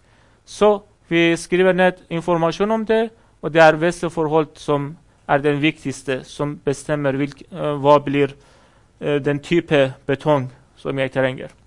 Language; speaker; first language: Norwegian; non-native, fluent; Persian